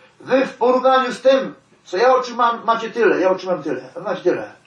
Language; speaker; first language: Polish; native; Polish